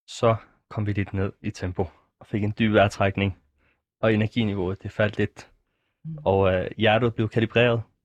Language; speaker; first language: Danish; early bilingual, other home language; Arabic